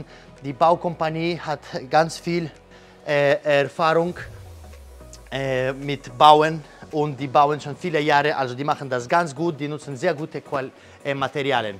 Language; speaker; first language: German; non-native, learner; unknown